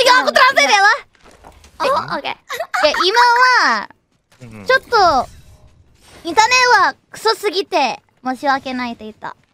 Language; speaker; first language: Japanese; non-native, learner; Indonesian